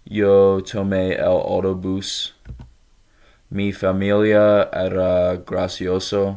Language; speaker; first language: Spanish; non-native, learner; English